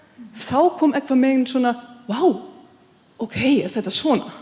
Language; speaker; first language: Icelandic; non-native, learner; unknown